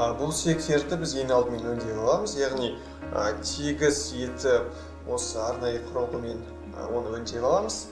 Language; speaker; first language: Kazakh; non-native, local second language; Russian